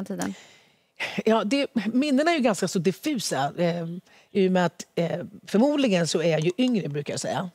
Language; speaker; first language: Swedish; early bilingual, other home language; Spanish